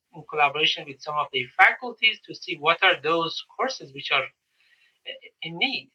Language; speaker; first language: English; non-native, fluent; Persian